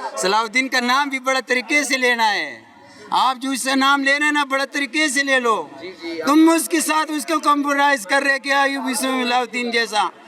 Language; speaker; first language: Urdu; non-native, local second language; Pashto